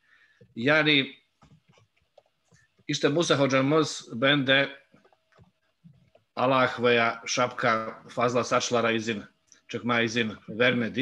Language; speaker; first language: Turkish; non-native, fluent; Bosnian